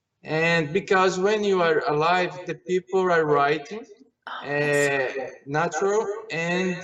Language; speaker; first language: English; non-native, learner; Portuguese